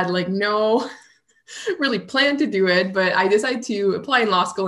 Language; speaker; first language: English; non-native, fluent; French